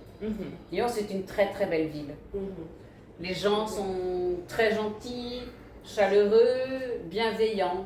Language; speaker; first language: French; early bilingual, other home language; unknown